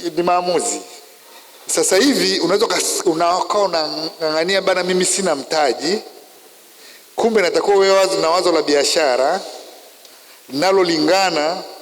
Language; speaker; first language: Swahili; native; Swahili